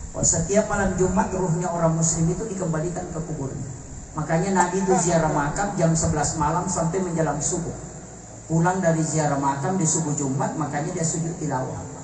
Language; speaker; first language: Indonesian; non-native, local second language; Buginese